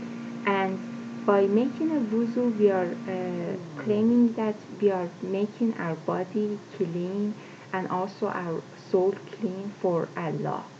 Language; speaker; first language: English; non-native, fluent; Persian